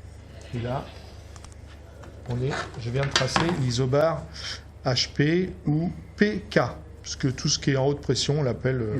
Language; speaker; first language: French; native; French